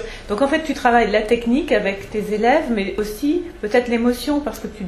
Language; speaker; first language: French; native; French